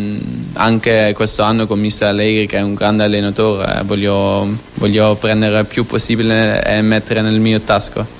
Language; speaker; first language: Italian; non-native, fluent; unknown